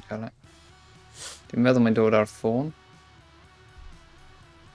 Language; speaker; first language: Welsh; non-native, local second language; English